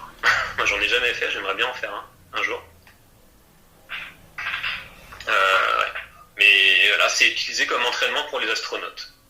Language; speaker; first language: French; native; French